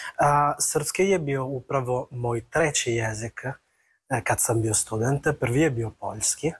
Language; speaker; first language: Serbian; non-native, fluent; Italian